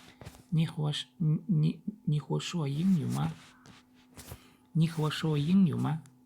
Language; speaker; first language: Chinese; non-native, learner; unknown